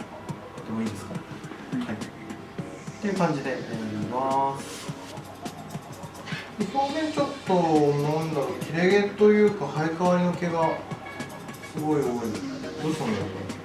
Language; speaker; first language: Japanese; native; Japanese